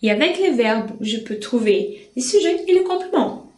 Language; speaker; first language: French; non-native, fluent; Portuguese